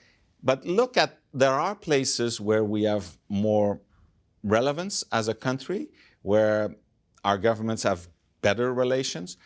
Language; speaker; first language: English; non-native, fluent; French